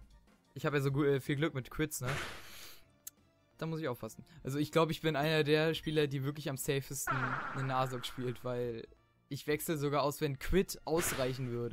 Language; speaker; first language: German; native; German